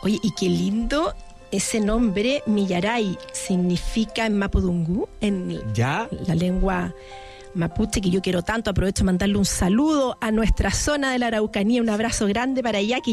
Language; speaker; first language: Spanish; native; Spanish